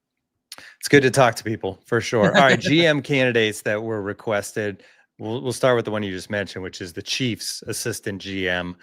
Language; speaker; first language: English; native; English